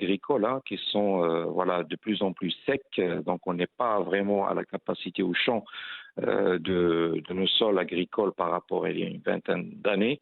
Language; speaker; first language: French; non-native, local second language; Arabic